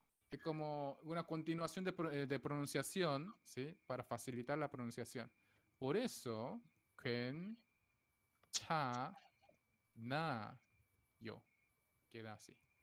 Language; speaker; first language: Spanish; non-native, fluent; Korean